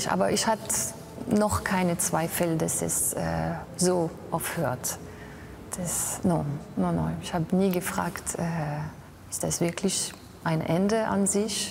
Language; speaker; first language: German; non-native, fluent; French